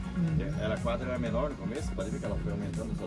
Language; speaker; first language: Portuguese; native; Portuguese